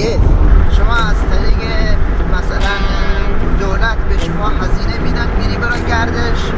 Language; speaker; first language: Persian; non-native, local second language; Baluchi